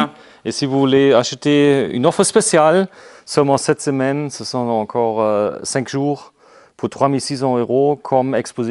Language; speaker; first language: French; non-native, learner; German